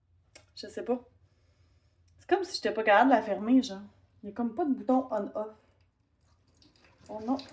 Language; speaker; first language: French; native; French